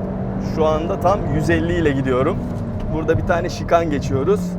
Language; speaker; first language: Turkish; native; Turkish